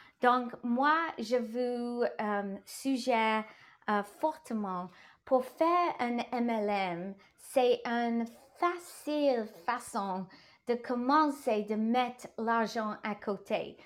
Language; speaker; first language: French; non-native, learner; English